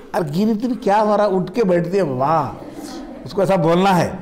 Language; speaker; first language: Hindi; non-native, local second language; Marathi